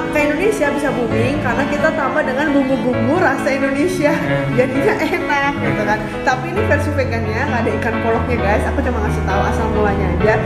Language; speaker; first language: Indonesian; native; Indonesian